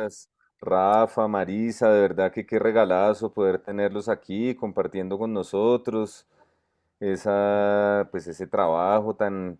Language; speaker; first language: Spanish; native; Spanish